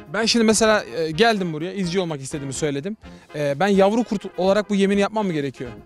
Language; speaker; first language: Turkish; native; Turkish